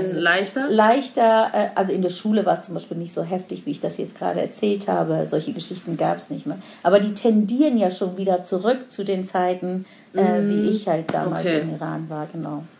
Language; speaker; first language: German; non-native, fluent; Persian